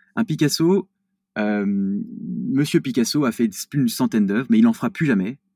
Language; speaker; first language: French; native; French